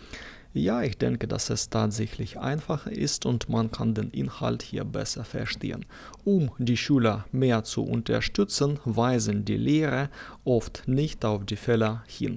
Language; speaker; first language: German; non-native, fluent; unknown